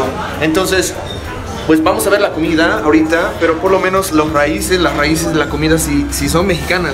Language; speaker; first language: Spanish; non-native, fluent; English